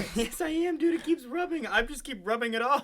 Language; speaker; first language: English; native; English